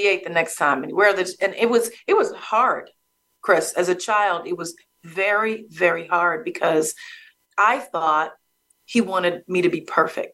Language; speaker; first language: English; native; English